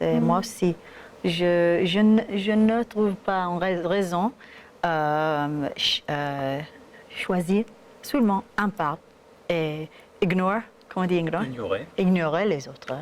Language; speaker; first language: French; non-native, learner; Hebrew